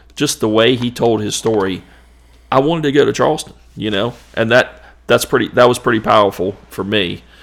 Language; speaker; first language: English; native; English